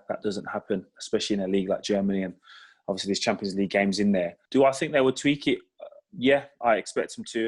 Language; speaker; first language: English; native; English